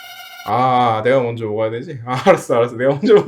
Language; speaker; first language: Korean; native; Korean